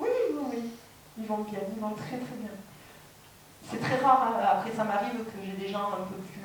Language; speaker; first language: French; native; French